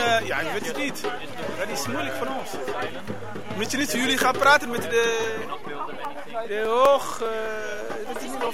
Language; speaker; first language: Dutch; non-native, learner; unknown